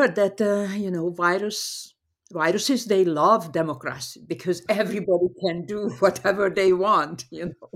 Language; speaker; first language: English; non-native, fluent; Hungarian